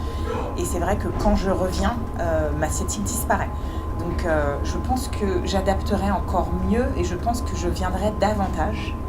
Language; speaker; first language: French; native; French